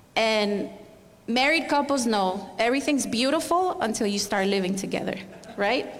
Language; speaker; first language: English; non-native, fluent; Spanish